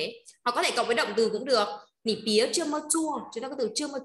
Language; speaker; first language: Vietnamese; native; Vietnamese